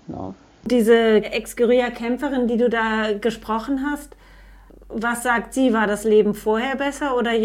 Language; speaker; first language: German; native; German